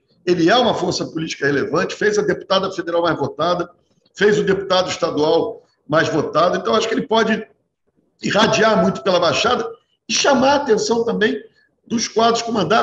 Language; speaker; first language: Portuguese; native; Portuguese